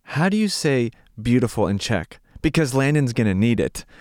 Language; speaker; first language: English; native; English